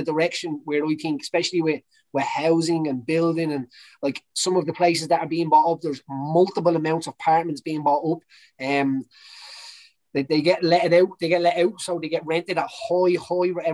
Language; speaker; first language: English; native; English